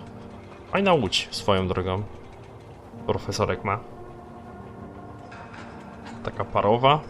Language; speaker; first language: Polish; native; Polish